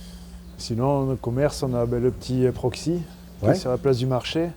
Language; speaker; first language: French; native; French